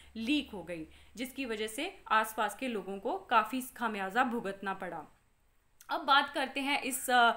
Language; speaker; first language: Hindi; non-native, local second language; Punjabi